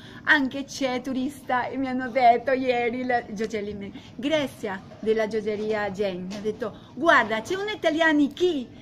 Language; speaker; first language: Italian; non-native, learner; Spanish